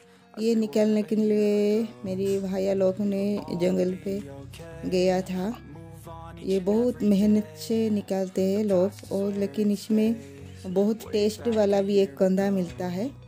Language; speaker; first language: Hindi; non-native, local second language; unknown